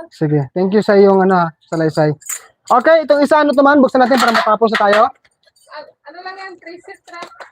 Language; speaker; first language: Filipino; non-native, local second language; Cebuano